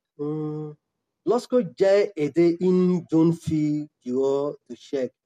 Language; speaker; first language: French; non-native, learner; Yoruba